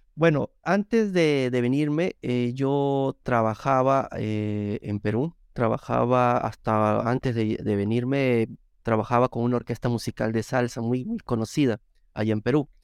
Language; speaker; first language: Spanish; native; Spanish